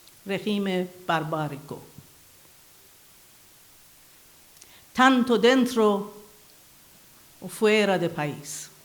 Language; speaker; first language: Spanish; non-native, learner; Persian